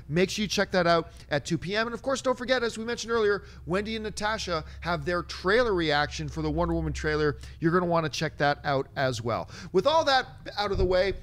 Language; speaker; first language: English; native; English